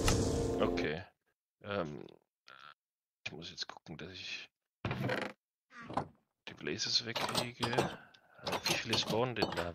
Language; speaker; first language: German; native; German